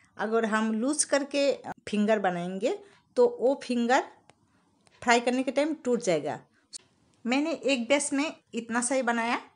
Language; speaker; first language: Hindi; non-native, local second language; Bangla